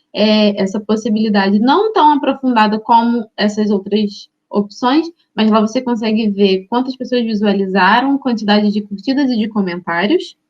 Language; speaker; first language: Portuguese; native; Portuguese